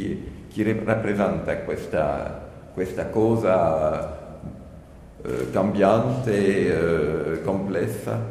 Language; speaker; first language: Italian; non-native, learner; French